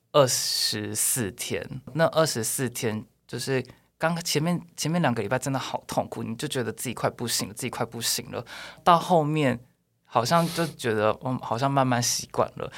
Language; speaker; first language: Chinese; native; Chinese